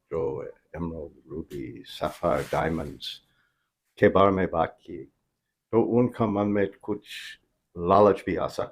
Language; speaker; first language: Hindi; non-native, fluent; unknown